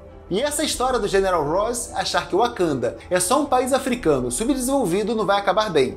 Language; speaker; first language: Portuguese; native; Portuguese